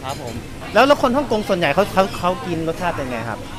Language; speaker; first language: Thai; native; Thai